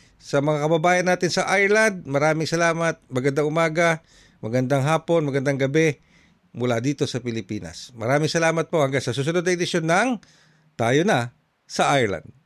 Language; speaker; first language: Filipino; native; Filipino